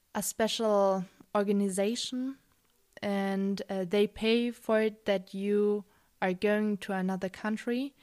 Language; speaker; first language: English; non-native, fluent; German